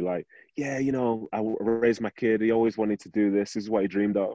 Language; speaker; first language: English; native; English